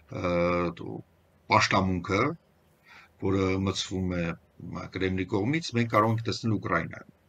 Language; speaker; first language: Armenian; native; Armenian